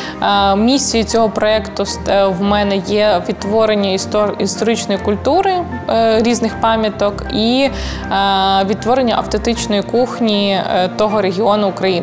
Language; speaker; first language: Ukrainian; native; Ukrainian